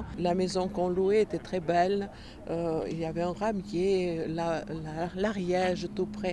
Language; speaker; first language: French; early bilingual, other home language; Russian